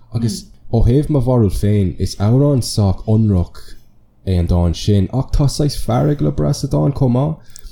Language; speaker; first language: Irish; non-native, local second language; English